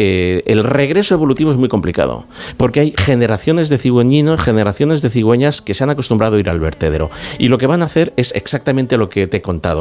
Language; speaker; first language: Spanish; native; Spanish